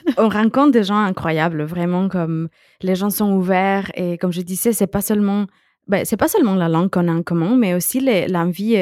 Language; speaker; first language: French; non-native, fluent; Spanish